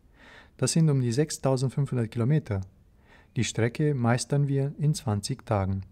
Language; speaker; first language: German; native; German